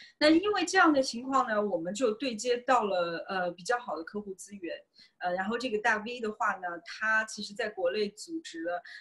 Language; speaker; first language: Chinese; native; Chinese